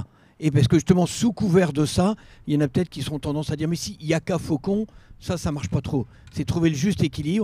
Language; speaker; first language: French; native; French